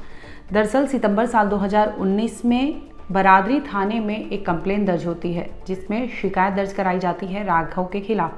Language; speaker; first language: Hindi; native; Hindi